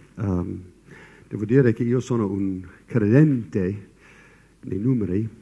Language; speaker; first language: Italian; non-native, fluent; English